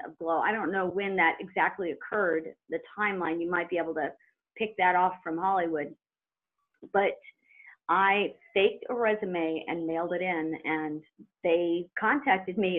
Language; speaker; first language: English; native; English